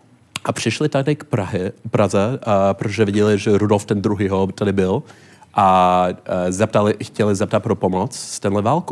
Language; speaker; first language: Czech; non-native, learner; English